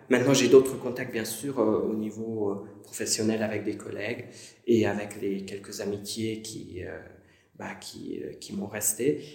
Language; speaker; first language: French; non-native, fluent; Hungarian